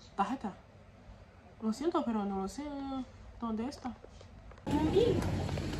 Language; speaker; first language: Spanish; non-native, learner; French